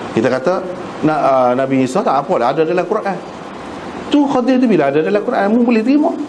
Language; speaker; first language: Malay; native; Malay